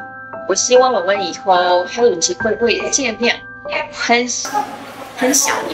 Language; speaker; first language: Chinese; non-native, fluent; Indonesian